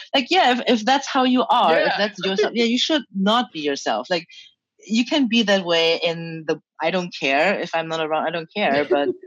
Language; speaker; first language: English; early bilingual, other home language; Chinese